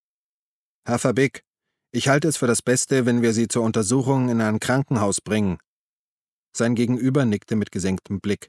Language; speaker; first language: German; native; German